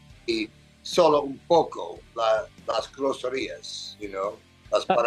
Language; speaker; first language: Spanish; non-native, learner; English